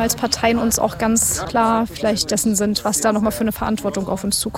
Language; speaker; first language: German; native; German